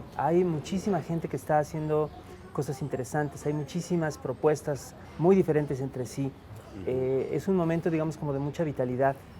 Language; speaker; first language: Spanish; native; Spanish